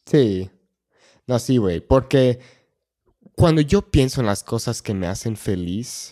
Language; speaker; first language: Spanish; non-native, fluent; English